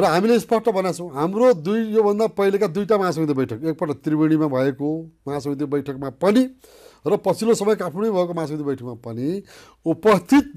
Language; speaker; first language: Nepali; native; Nepali